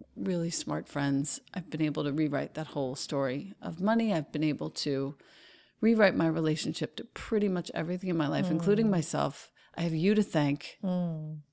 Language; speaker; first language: English; native; English